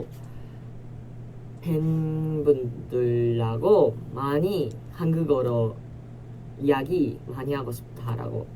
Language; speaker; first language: Korean; non-native, learner; Japanese